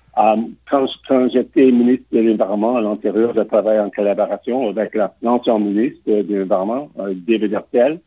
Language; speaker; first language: French; non-native, local second language; English